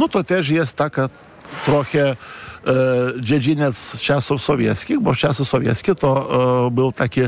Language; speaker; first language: Polish; non-native, fluent; Lithuanian